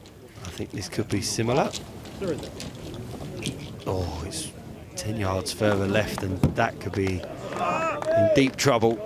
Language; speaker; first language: English; native; English